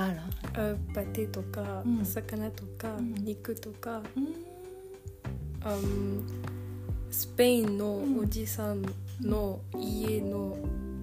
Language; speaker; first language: Japanese; non-native, learner; French